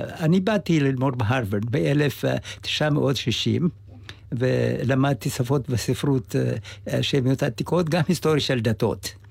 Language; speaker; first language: Hebrew; non-native, fluent; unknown